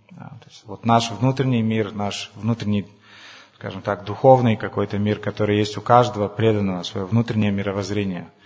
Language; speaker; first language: Russian; non-native, local second language; Romanian